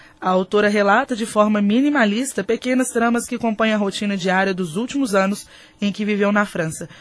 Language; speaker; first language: Portuguese; native; Portuguese